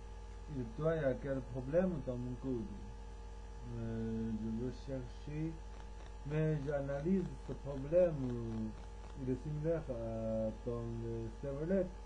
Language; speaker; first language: French; non-native, learner; Chinese